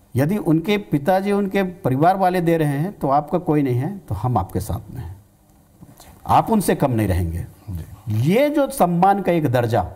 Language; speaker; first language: Hindi; native; Hindi